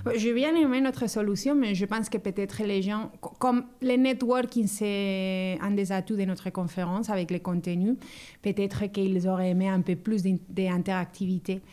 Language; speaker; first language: French; non-native, fluent; Spanish